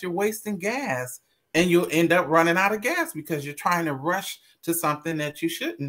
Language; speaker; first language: English; native; English